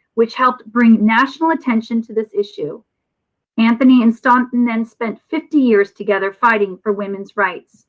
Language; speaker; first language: English; native; English